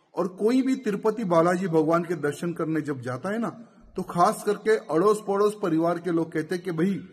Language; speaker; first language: Hindi; native; Hindi